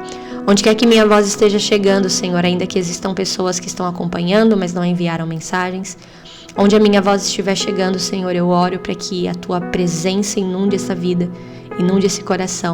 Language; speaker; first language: Portuguese; native; Portuguese